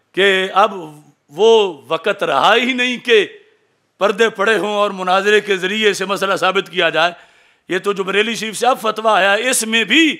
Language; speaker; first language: Urdu; non-native, local second language; Punjabi